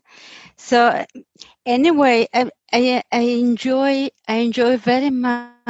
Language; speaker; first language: English; non-native, fluent; Italian